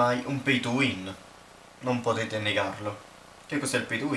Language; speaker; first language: Italian; native; Italian